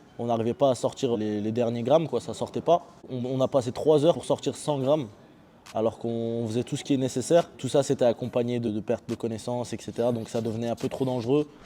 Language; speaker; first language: French; early bilingual, other home language; Chechen